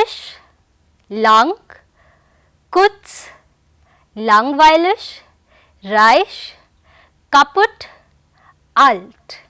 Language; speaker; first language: German; non-native, fluent; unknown